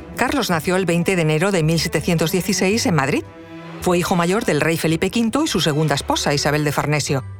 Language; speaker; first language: Spanish; native; Spanish